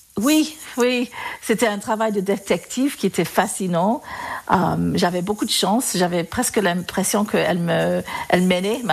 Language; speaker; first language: French; non-native, fluent; English